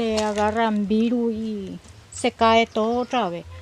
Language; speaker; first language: Spanish; non-native, local second language; Guarani